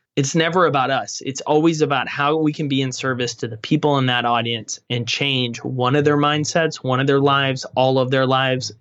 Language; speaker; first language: English; native; English